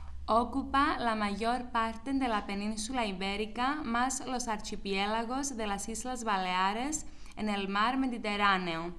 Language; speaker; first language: Spanish; non-native, learner; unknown